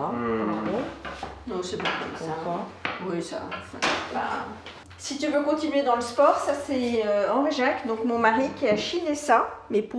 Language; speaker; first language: French; native; French